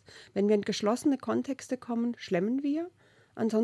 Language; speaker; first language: German; native; German